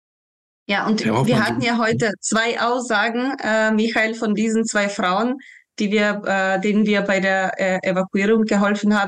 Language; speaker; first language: German; non-native, fluent; Ukrainian